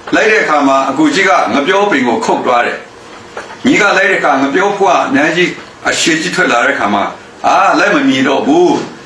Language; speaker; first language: Burmese; non-native, local second language; Kachin